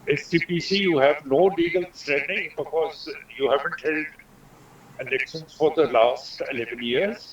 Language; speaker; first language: English; non-native, local second language; Punjabi